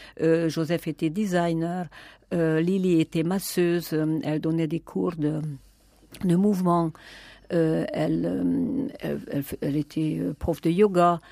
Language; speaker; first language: French; non-native, fluent; Hungarian